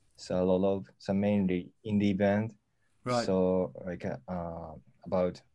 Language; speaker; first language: English; non-native, learner; Japanese